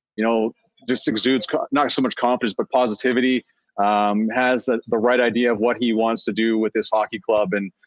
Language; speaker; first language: English; native; English